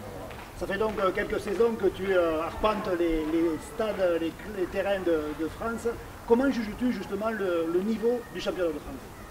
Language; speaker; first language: French; native; French